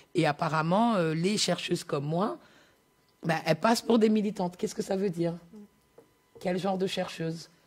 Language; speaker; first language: French; native; French